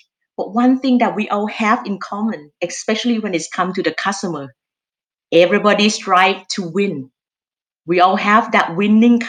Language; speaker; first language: English; non-native, fluent; Thai